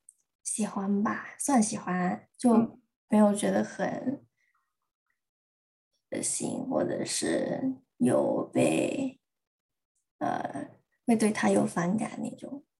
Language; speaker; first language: Chinese; early bilingual, heritage; Chinese